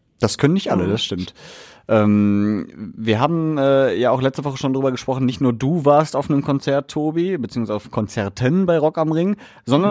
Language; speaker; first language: German; native; German